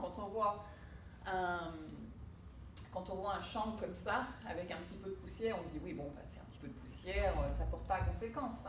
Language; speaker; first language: French; native; French